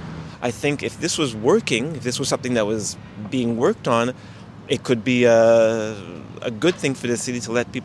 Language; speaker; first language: English; native; English